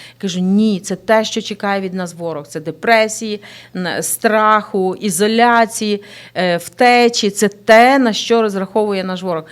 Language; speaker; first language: Ukrainian; native; Ukrainian